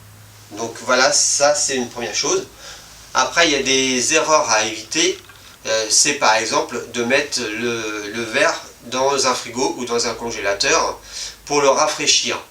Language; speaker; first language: French; native; French